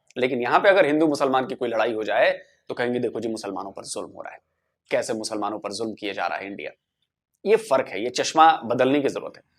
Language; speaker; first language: Hindi; native; Hindi